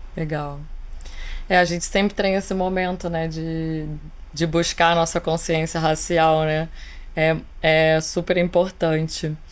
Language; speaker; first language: Portuguese; native; Portuguese